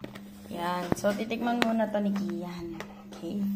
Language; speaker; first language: Filipino; native; Filipino